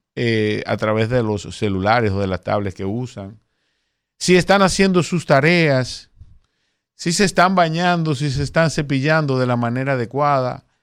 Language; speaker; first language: Spanish; native; Spanish